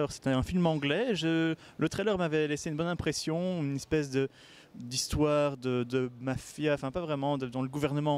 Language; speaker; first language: French; native; French